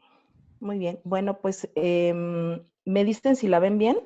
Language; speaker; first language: Spanish; native; Spanish